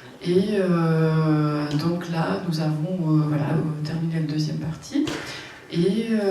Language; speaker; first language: French; non-native, fluent; Russian